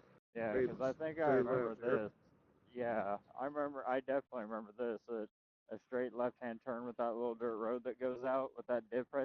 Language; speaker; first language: English; native; English